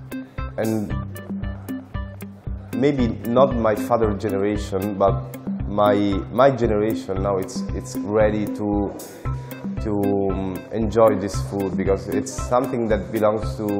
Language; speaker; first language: English; non-native, fluent; Italian